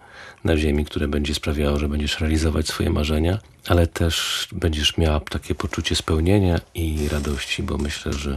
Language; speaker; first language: Polish; native; Polish